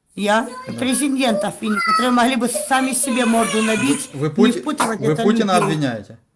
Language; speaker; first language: Russian; native; Russian